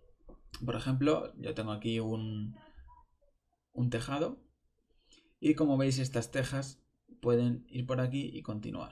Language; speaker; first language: Spanish; native; Spanish